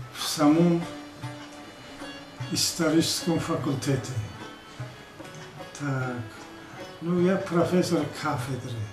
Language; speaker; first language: Russian; non-native, local second language; Tajik